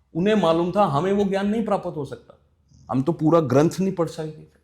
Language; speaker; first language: Hindi; non-native, local second language; Punjabi